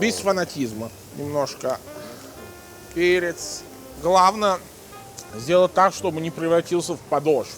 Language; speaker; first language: Russian; non-native, fluent; Italian